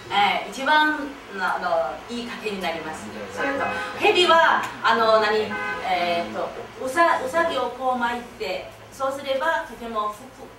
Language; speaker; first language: Japanese; non-native, fluent; Chinese